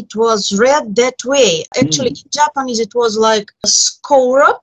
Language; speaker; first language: English; non-native, fluent; Russian